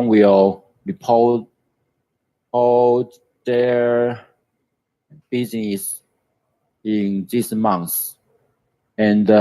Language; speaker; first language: English; non-native, learner; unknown